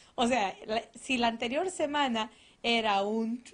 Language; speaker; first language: Spanish; native; Spanish